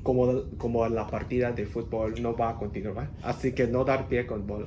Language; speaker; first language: Spanish; non-native, learner; Cantonese